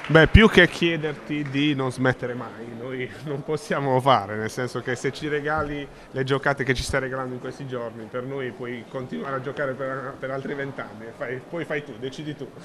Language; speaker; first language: Italian; native; Italian